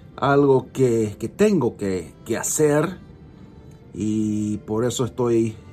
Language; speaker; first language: Spanish; early bilingual, heritage; Spanish